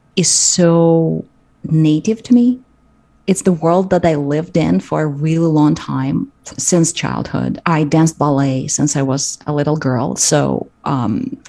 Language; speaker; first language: English; non-native, fluent; Russian